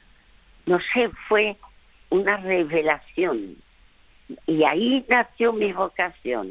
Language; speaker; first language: Spanish; early bilingual, other home language; French